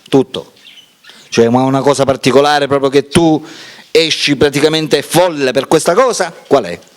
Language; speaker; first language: Italian; native; Italian